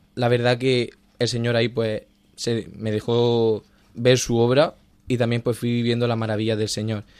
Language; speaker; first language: Spanish; native; Spanish